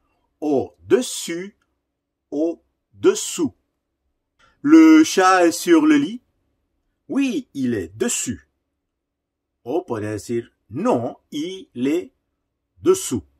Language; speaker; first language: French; non-native, fluent; Spanish